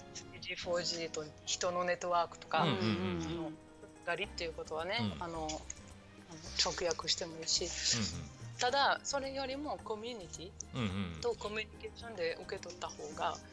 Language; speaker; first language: Japanese; non-native, fluent; French